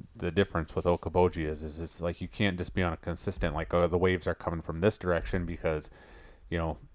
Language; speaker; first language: English; native; English